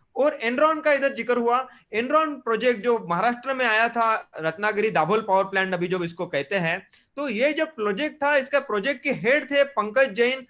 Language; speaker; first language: Hindi; non-native, local second language; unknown